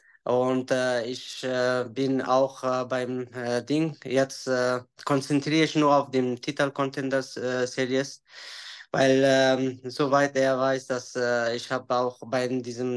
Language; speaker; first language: German; non-native, learner; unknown